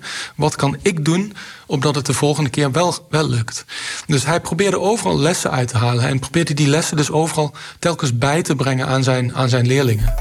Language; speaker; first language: Dutch; native; Dutch